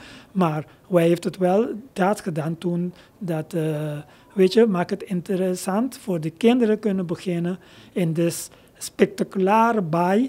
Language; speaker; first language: Dutch; non-native, local second language; Papiamento